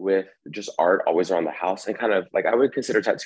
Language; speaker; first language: English; native; English